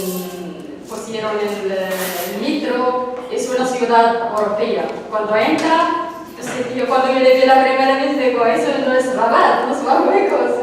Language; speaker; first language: Spanish; non-native, learner; Arabic